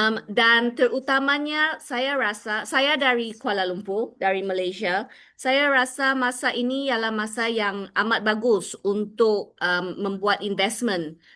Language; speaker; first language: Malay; non-native, local second language; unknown